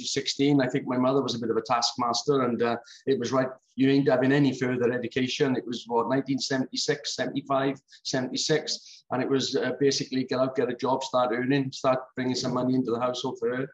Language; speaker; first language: English; native; English